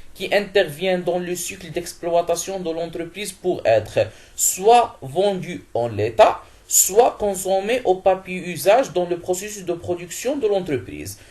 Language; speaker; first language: French; non-native, local second language; Arabic